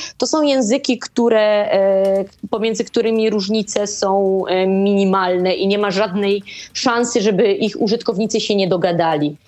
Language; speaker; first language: Polish; native; Polish